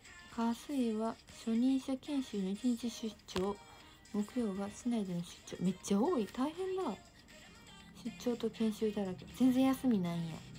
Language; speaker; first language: Japanese; native; Japanese